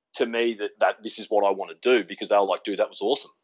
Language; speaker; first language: English; native; English